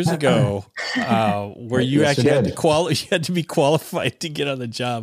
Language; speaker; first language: English; native; English